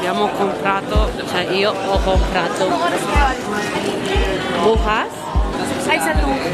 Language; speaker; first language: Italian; early bilingual, other home language; Filipino